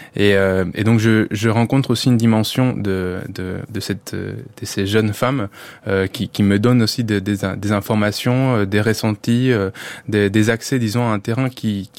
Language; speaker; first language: French; non-native, fluent; Spanish